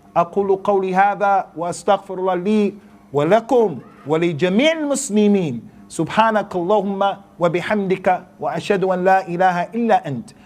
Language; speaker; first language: Arabic; non-native, fluent; English